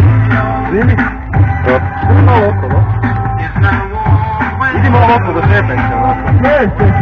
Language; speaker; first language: Bosnian; native; Bosnian